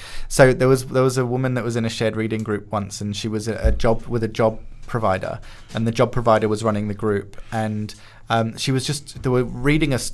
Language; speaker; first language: English; native; English